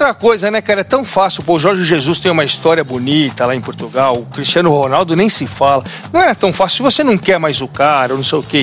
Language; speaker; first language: Portuguese; native; Portuguese